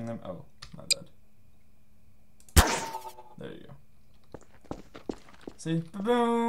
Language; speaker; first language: English; native; English